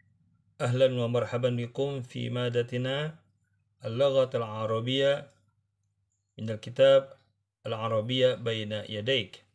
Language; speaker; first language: Arabic; non-native, fluent; Indonesian